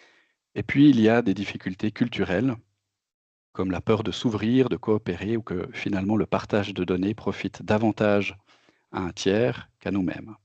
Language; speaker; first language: French; native; French